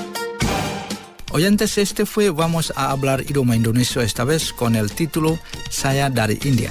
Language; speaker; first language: Spanish; non-native, fluent; Indonesian